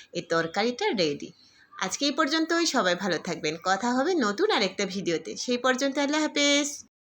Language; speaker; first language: Bangla; non-native, local second language; Garo